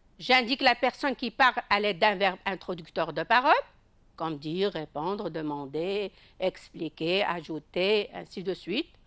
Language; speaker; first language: French; non-native, local second language; Arabic